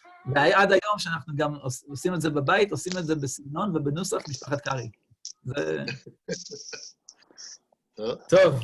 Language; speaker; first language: Hebrew; non-native, fluent; English